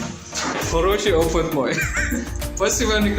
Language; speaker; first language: Russian; non-native, learner; Hindi